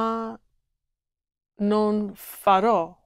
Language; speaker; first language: Italian; non-native, learner; English